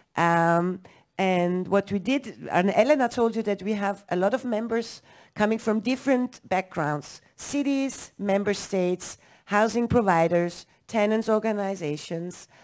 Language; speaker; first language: English; non-native, fluent; German